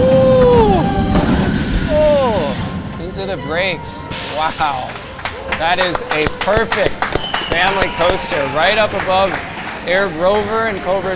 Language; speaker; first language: English; native; English